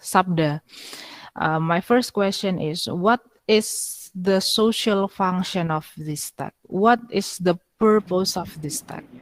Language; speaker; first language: English; non-native, fluent; Indonesian